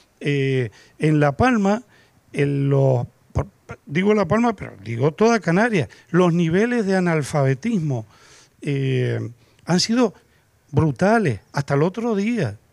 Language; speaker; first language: Spanish; native; Spanish